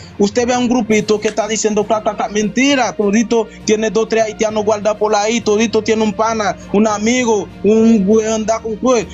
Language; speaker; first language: Spanish; non-native, fluent; Haitian Creole